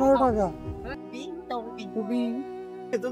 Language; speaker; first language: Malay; non-native, learner; Bangla